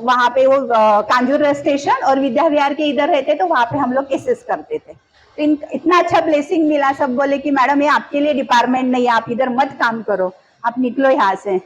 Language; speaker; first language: Hindi; non-native, local second language; Marathi